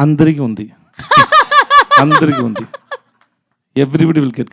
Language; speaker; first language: Telugu; non-native, learner; Tamil